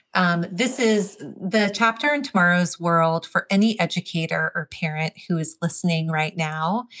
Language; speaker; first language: English; native; English